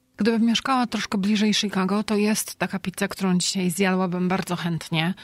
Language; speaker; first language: Polish; native; Polish